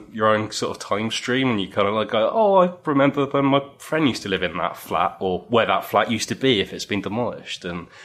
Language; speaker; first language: English; native; English